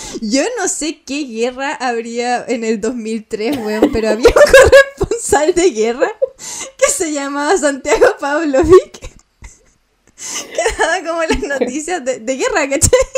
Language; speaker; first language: Spanish; native; Spanish